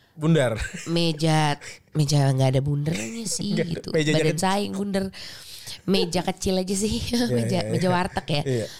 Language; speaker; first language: Indonesian; native; Indonesian